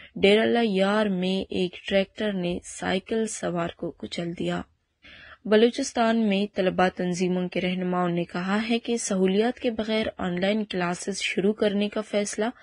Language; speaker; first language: Urdu; non-native, local second language; Baluchi